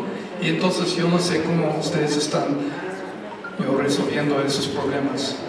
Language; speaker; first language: Spanish; non-native, fluent; English